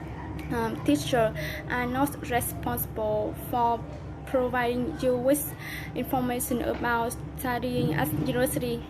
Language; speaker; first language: English; non-native, learner; Vietnamese